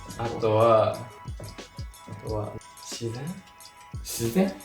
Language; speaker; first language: Japanese; non-native, learner; English